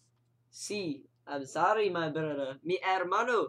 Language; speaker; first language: Spanish; non-native, learner; English